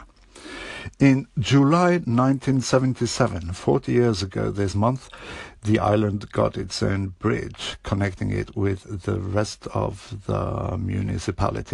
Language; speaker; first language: English; non-native, fluent; Norwegian